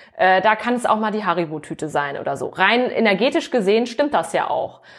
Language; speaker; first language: German; native; German